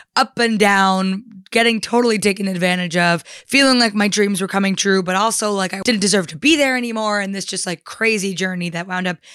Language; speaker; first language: English; native; English